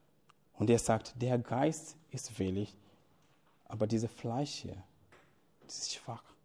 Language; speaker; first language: German; non-native, fluent; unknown